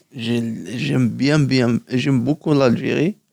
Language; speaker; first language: French; non-native, local second language; Kabyle